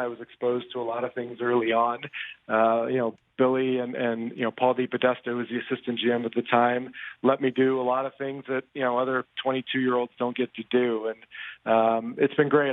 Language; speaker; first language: English; native; English